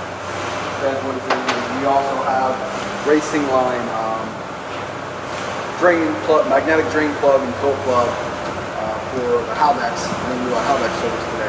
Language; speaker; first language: English; native; English